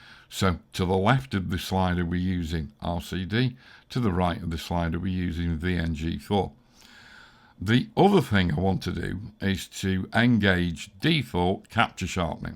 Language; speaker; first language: English; native; English